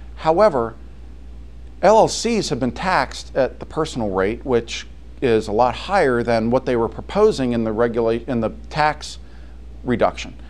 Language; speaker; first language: English; native; English